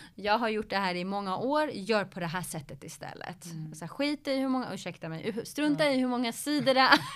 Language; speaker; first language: Swedish; early bilingual, other home language; Arabic